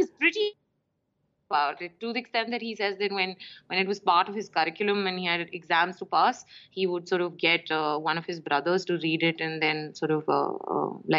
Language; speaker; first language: English; non-native, local second language; Urdu